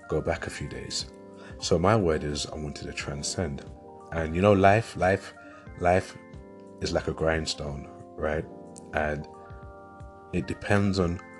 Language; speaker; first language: English; native; English